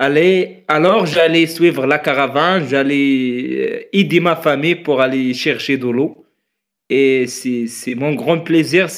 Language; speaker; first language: French; non-native, learner; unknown